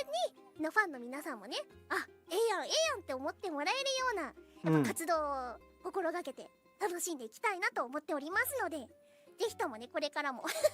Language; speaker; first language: Japanese; native; Japanese